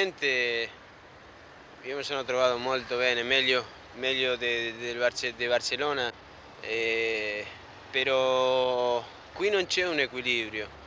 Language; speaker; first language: Italian; non-native, fluent; Spanish